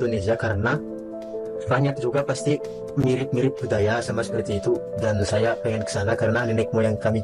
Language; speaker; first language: Indonesian; non-native, fluent; Malagasy